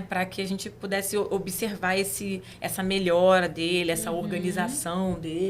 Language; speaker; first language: Portuguese; native; Portuguese